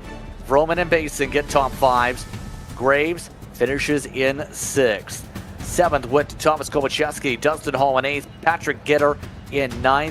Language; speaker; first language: English; native; English